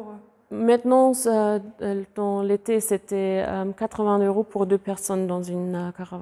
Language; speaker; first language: French; non-native, fluent; German